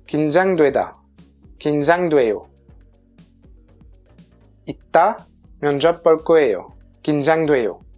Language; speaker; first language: Korean; non-native, fluent; French